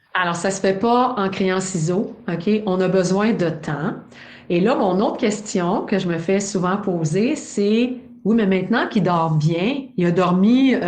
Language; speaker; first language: French; native; French